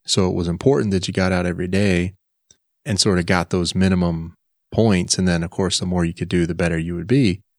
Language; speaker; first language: English; native; English